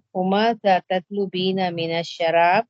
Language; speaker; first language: Arabic; non-native, learner; Tamil